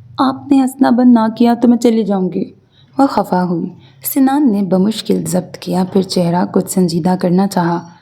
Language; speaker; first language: Urdu; native; Urdu